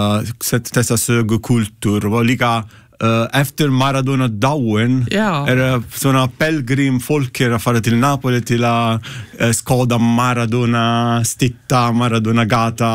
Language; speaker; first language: Icelandic; non-native, learner; Italian